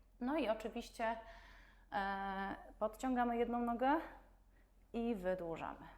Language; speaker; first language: Polish; native; Polish